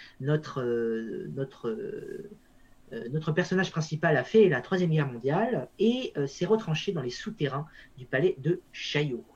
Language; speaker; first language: French; native; French